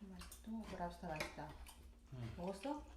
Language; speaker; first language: Korean; native; Korean